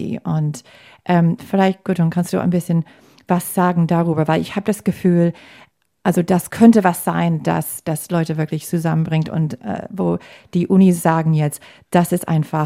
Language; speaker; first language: German; non-native, fluent; English